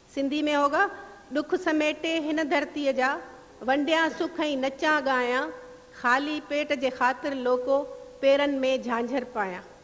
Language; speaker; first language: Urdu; non-native, local second language; Sindhi